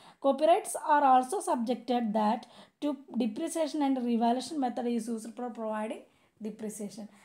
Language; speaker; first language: English; non-native, local second language; Malayalam